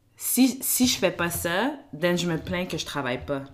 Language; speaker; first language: French; early bilingual, other home language; Kinyarwanda